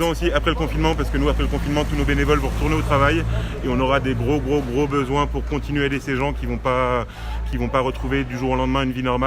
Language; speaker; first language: French; native; French